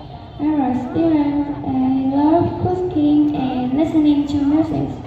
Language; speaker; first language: English; non-native, learner; Vietnamese